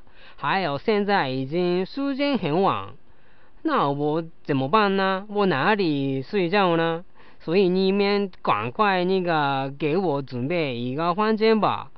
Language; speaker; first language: Chinese; non-native, learner; Japanese